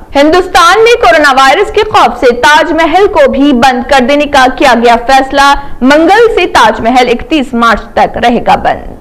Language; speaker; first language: Urdu; native; Urdu